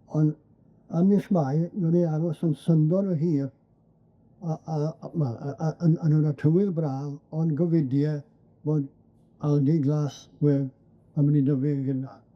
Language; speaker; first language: Welsh; native; Welsh